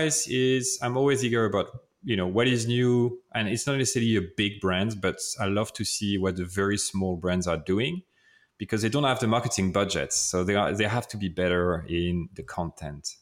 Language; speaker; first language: English; non-native, fluent; French